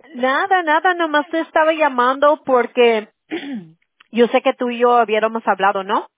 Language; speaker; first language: Spanish; early bilingual, heritage; English